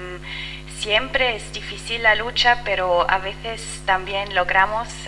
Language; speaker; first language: Spanish; non-native, fluent; French